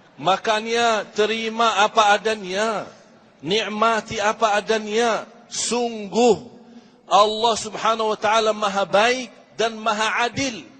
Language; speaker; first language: Malay; non-native, fluent; Arabic